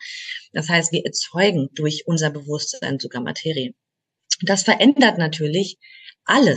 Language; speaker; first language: German; native; German